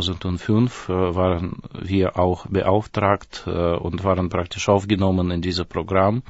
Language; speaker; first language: German; non-native, fluent; Russian